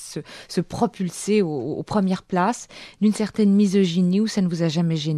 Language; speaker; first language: French; native; French